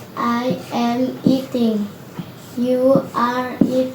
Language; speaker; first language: English; non-native, learner; Indonesian